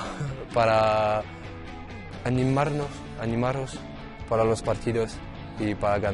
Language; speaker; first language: Spanish; non-native, learner; French